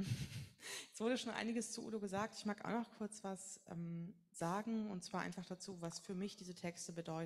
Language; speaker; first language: German; native; German